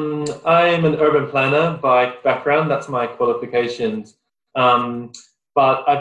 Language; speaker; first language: English; native; English